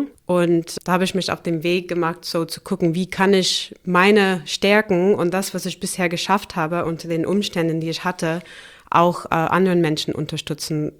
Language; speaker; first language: German; non-native, fluent; English